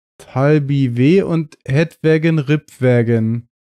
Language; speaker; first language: German; native; German